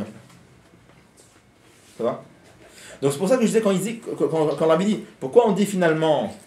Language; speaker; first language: French; native; French